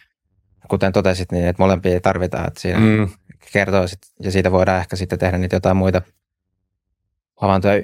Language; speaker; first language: Finnish; native; Finnish